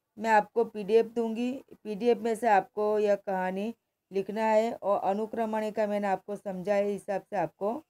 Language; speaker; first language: Hindi; non-native, local second language; Gujarati